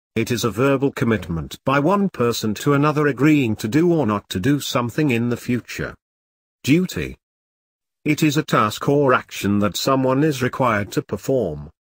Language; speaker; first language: English; non-native, local second language; Filipino